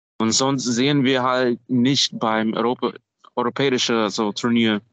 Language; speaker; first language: German; non-native, fluent; English